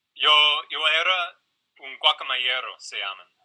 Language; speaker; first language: Spanish; non-native, fluent; English